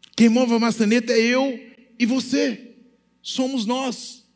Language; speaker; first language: Portuguese; native; Portuguese